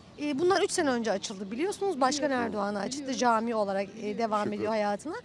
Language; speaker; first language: Turkish; native; Turkish